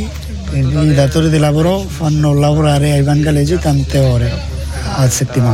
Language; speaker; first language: Italian; non-native, learner; Bangla